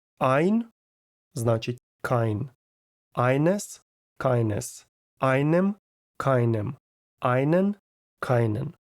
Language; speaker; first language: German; non-native, fluent; Ukrainian